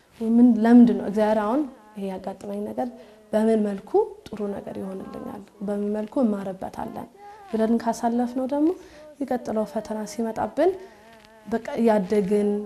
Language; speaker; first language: Amharic; early bilingual, heritage; Amharic